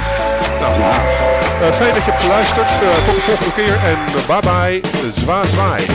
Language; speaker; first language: Dutch; native; Dutch